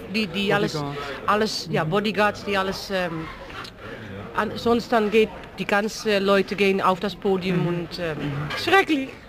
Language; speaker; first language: German; non-native, learner; Dutch